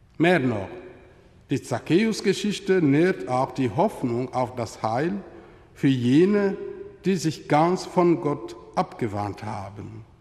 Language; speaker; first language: German; non-native, fluent; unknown